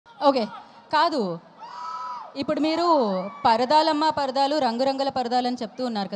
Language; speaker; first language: Telugu; native; Telugu